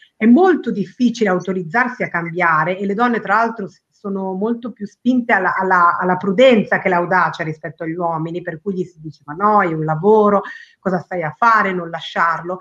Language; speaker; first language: Italian; early bilingual, other home language; Spanish